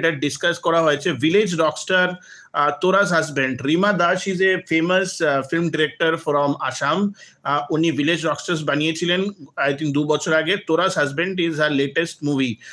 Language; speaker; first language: English; non-native, local second language; Bangla